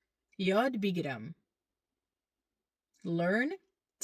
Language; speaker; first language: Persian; early bilingual, heritage; Persian